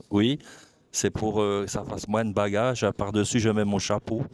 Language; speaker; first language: French; native; French